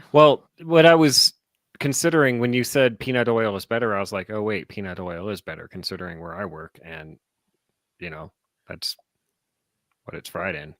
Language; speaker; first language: English; native; English